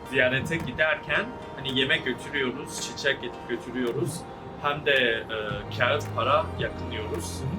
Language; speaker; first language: Turkish; non-native, learner; Chinese